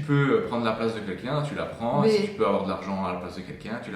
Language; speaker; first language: French; native; French